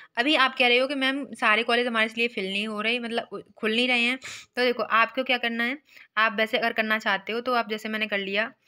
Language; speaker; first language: Hindi; native; Hindi